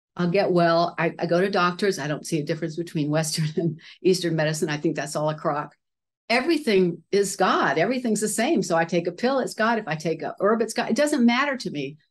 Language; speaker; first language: English; native; English